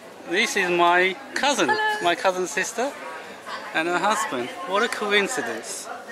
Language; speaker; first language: English; native; English